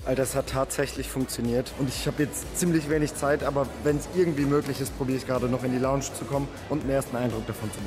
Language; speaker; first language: German; native; German